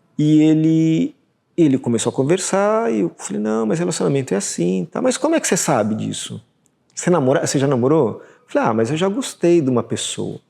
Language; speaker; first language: Portuguese; native; Portuguese